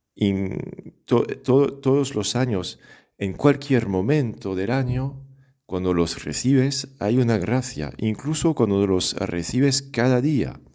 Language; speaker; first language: Spanish; non-native, fluent; French